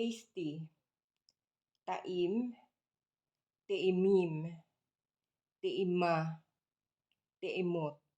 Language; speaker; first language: Hebrew; non-native, learner; Filipino